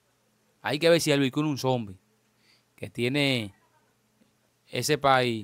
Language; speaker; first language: Spanish; native; Spanish